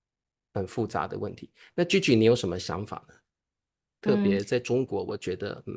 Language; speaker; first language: Chinese; native; Chinese